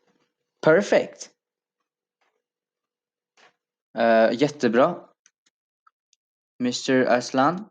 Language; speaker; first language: Swedish; non-native, fluent; Urdu